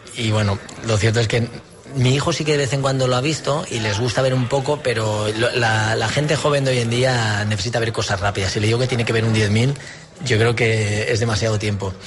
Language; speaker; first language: Spanish; native; Spanish